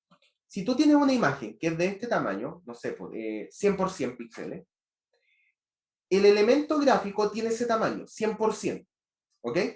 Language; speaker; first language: Spanish; native; Spanish